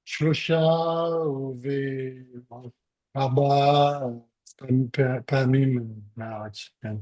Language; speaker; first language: Hebrew; non-native, learner; French